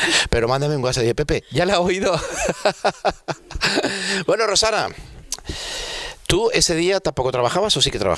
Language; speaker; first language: Spanish; native; Spanish